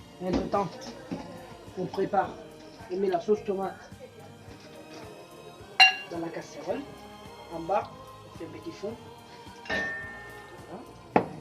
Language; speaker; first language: French; non-native, fluent; Italian